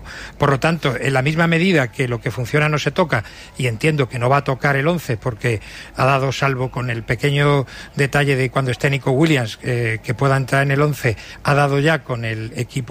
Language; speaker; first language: Spanish; native; Spanish